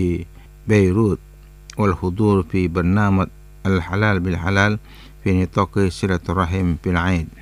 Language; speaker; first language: Arabic; non-native, learner; Indonesian